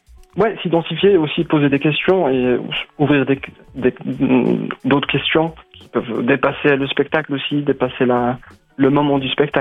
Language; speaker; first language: French; non-native, local second language; Arabic